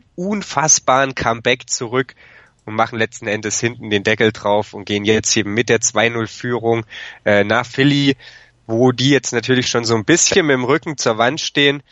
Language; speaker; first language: German; native; German